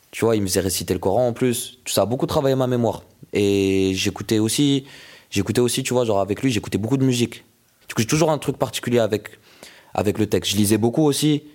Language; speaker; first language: French; non-native, local second language; Arabic